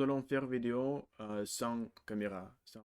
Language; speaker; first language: French; non-native, learner; Russian